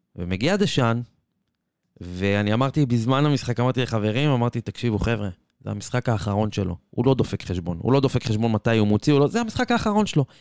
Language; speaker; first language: Hebrew; native; Hebrew